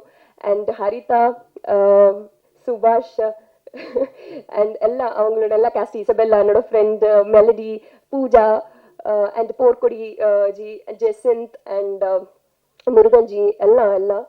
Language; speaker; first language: Tamil; non-native, learner; Telugu